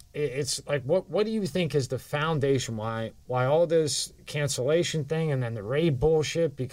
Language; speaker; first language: English; native; English